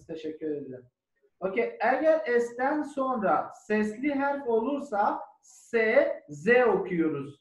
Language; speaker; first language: Turkish; non-native, learner; German